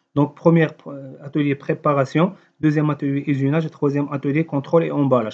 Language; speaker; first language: French; non-native, local second language; Arabic